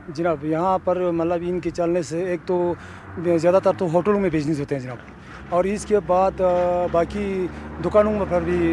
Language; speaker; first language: Urdu; non-native, local second language; Ladakhi